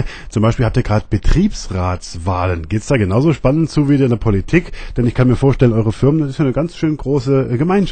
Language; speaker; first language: German; native; German